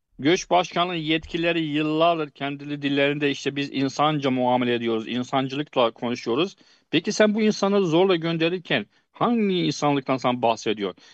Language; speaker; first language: Turkish; non-native, fluent; Arabic